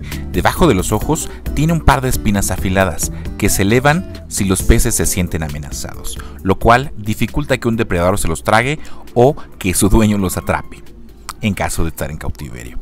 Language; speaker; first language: Spanish; native; Spanish